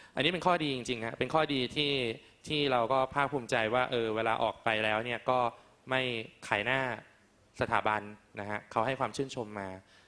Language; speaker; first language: Thai; native; Thai